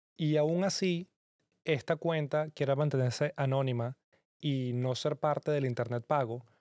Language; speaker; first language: Spanish; native; Spanish